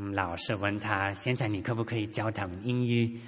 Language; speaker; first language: Chinese; non-native, fluent; German